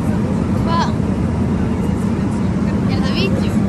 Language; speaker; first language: Icelandic; non-native, learner; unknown